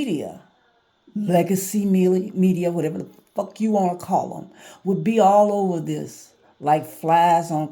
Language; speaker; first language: English; native; English